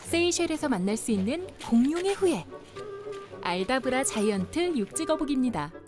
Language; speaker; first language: Korean; native; Korean